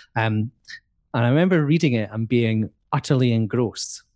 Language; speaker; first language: English; native; English